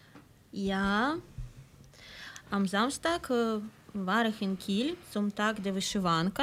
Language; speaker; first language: German; non-native, fluent; Ukrainian